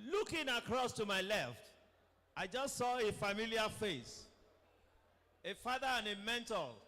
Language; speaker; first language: English; non-native, local second language; Yoruba